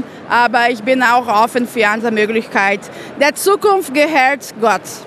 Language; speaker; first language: German; non-native, fluent; Portuguese